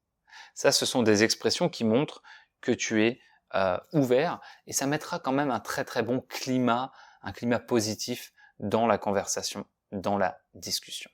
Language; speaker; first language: French; native; French